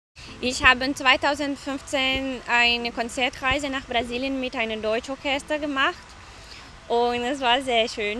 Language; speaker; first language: German; non-native, fluent; Portuguese